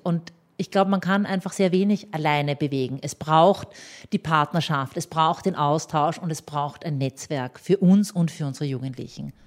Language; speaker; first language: German; native; German